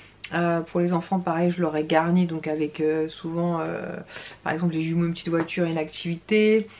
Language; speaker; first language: French; native; French